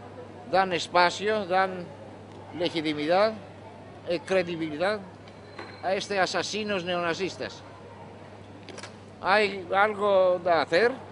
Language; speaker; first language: Spanish; non-native, fluent; Greek